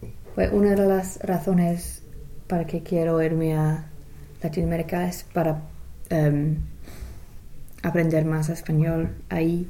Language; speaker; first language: Spanish; non-native, fluent; English